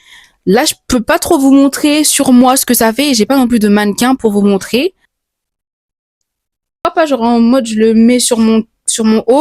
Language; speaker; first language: French; native; French